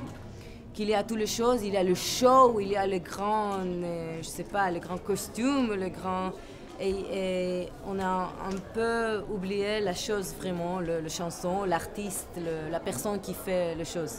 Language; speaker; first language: French; non-native, fluent; Hebrew